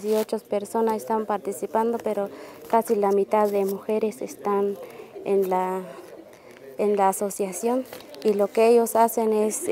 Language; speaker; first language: Spanish; non-native, local second language; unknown